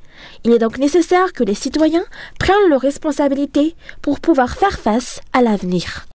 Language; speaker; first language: French; non-native, local second language; Malagasy